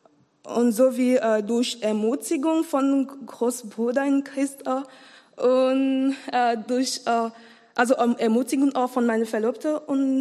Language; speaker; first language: German; non-native, learner; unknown